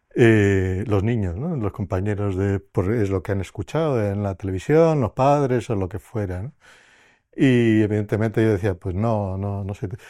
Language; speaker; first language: Spanish; native; Spanish